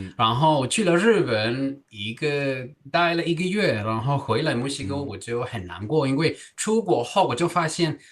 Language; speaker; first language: Chinese; non-native, fluent; Spanish